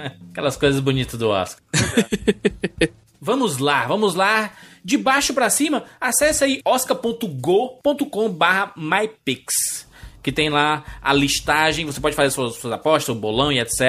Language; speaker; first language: Portuguese; native; Portuguese